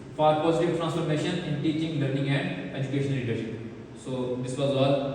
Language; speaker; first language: English; non-native, local second language; Urdu